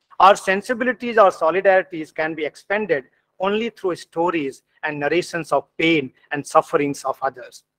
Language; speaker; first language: English; non-native, local second language; Hindi